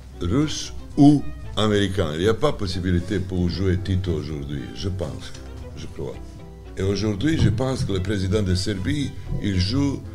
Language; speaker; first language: French; non-native, learner; Serbian